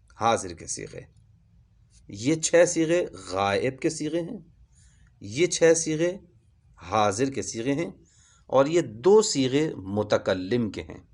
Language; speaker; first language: Urdu; native; Urdu